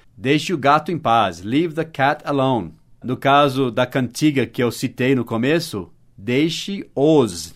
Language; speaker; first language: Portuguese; non-native, fluent; English